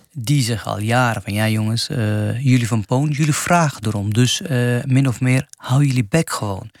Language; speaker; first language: Dutch; non-native, fluent; Arabic